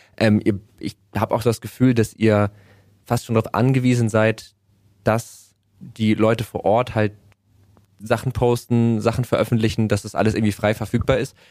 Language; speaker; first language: German; native; German